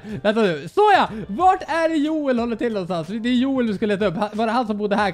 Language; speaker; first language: Swedish; native; Swedish